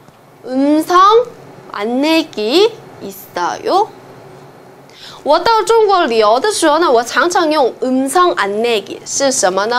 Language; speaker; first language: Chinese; non-native, fluent; Korean